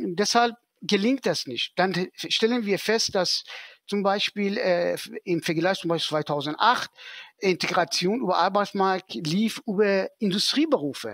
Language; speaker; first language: German; non-native, fluent; Persian